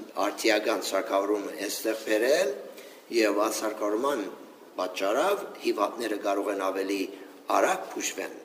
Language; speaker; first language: Armenian; native; Armenian